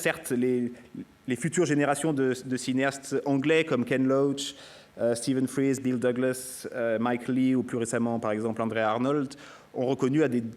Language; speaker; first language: French; native; French